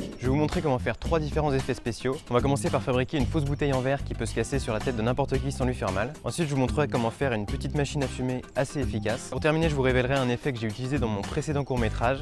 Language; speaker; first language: French; native; French